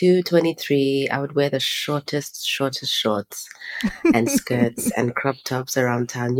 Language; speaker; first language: English; non-native, local second language; Xhosa